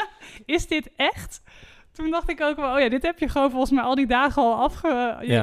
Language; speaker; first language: Dutch; native; Dutch